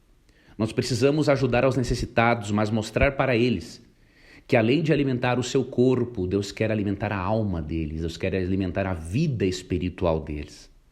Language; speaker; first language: Portuguese; native; Portuguese